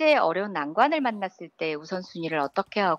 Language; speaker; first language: Korean; native; Korean